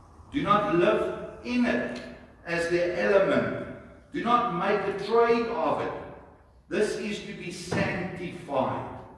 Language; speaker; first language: English; non-native, local second language; Afrikaans